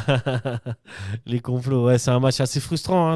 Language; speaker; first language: French; native; French